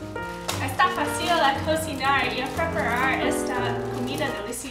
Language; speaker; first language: Spanish; non-native, learner; English